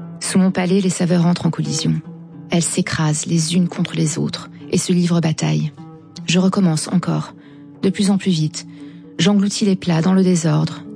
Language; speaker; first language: French; non-native, local second language; Arabic